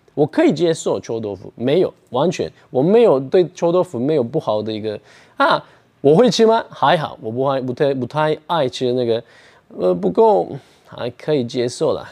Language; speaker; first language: Chinese; non-native, fluent; Turkish